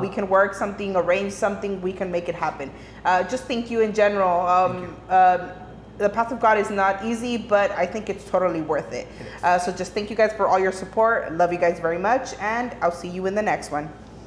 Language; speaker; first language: English; early bilingual, other home language; Spanish